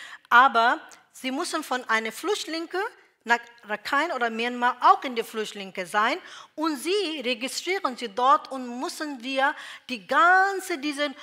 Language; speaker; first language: German; non-native, learner; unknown